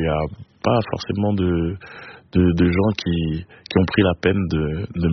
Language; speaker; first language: French; native; French